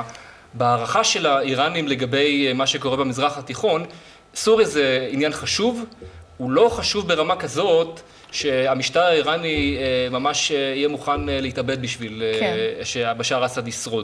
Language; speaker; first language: Hebrew; native; Hebrew